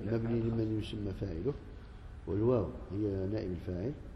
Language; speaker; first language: Arabic; native; Arabic